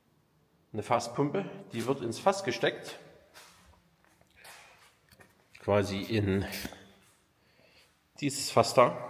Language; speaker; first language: German; native; German